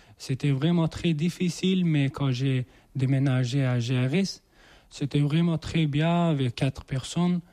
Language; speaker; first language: French; non-native, learner; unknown